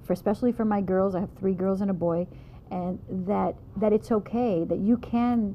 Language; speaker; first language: English; native; English